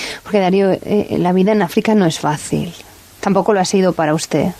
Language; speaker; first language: Spanish; native; Spanish